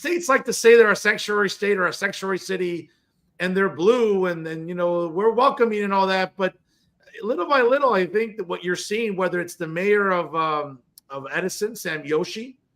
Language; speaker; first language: English; native; English